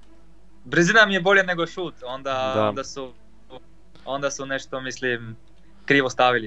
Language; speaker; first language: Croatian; non-native, fluent; Polish